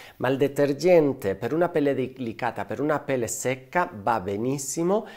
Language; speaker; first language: Italian; non-native, fluent; Spanish